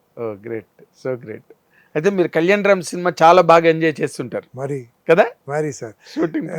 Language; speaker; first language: Telugu; native; Telugu